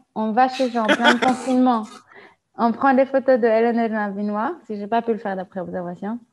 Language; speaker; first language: French; non-native, fluent; Hebrew